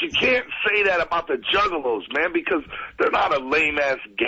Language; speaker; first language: English; native; English